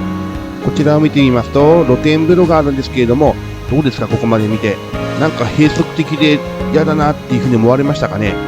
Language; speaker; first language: Japanese; native; Japanese